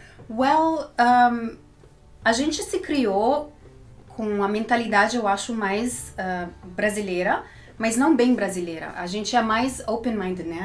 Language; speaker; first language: Portuguese; early bilingual, heritage; Portuguese